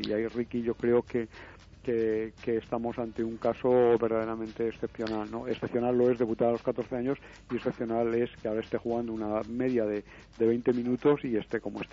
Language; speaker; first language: Spanish; native; Spanish